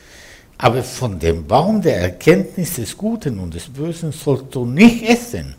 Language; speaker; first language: German; non-native, fluent; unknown